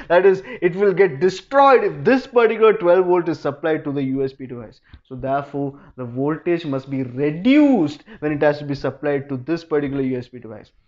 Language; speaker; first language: English; non-native, local second language; Malayalam